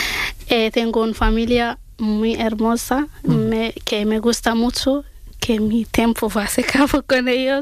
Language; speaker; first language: Spanish; non-native, learner; Arabic